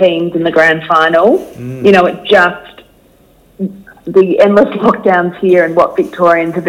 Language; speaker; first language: English; native; English